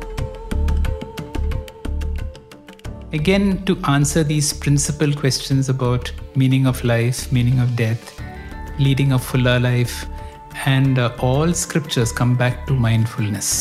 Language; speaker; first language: English; non-native, local second language; Kannada